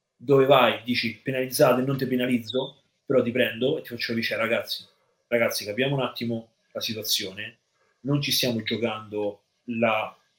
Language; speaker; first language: Italian; native; Italian